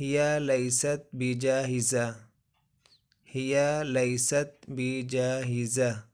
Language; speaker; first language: Arabic; non-native, fluent; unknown